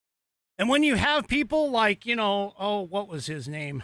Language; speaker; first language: English; native; English